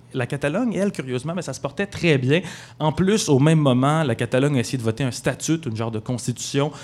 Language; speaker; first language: French; native; French